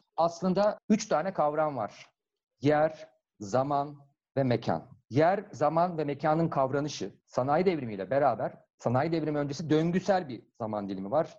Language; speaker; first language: Turkish; native; Turkish